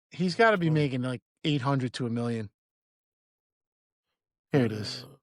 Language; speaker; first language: English; native; English